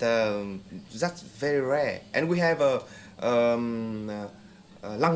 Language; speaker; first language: English; non-native, fluent; Vietnamese